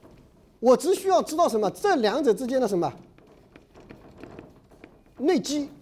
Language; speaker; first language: Chinese; native; Chinese